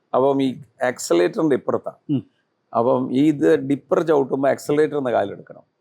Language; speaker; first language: Malayalam; early bilingual, other home language; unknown